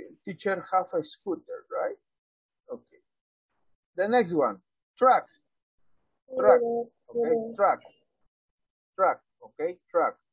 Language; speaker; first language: English; non-native, learner; Spanish